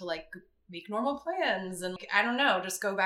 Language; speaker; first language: English; native; English